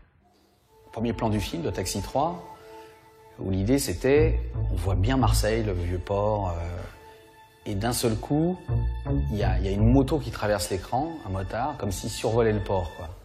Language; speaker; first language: French; native; French